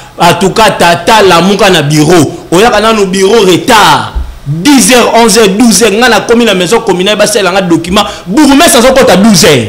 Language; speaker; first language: Lingala; native; Lingala